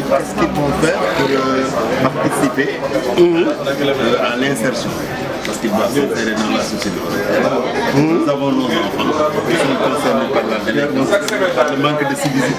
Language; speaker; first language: French; non-native, local second language; Wolof